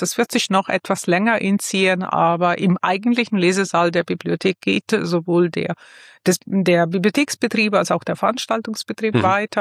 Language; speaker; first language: German; non-native, fluent; Italian